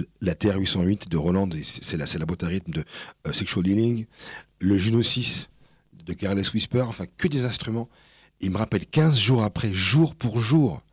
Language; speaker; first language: French; early bilingual, other home language; Spanish